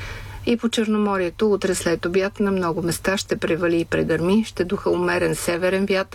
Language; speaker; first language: Bulgarian; native; Bulgarian